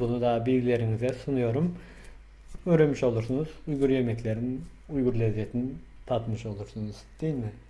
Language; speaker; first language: Turkish; non-native, fluent; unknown